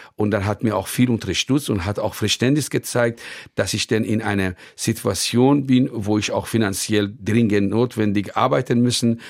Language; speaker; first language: German; non-native, fluent; Persian